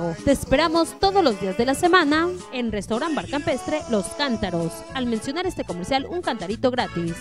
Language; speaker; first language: Spanish; native; Spanish